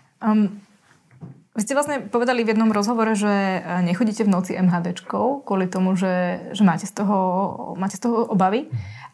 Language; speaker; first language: Slovak; native; Slovak